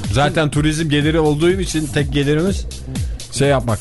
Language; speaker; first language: Turkish; native; Turkish